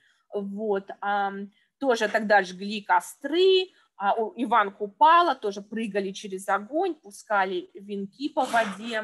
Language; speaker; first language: Russian; native; Russian